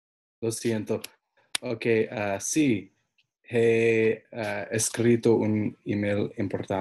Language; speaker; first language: Spanish; non-native, learner; English